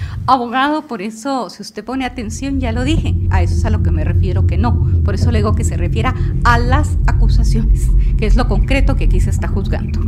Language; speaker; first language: Spanish; native; Spanish